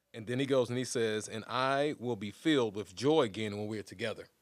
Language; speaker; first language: English; native; English